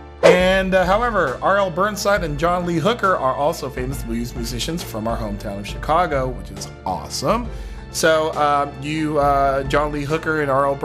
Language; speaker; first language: English; native; English